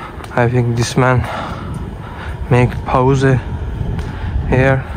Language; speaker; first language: English; non-native, learner; Turkish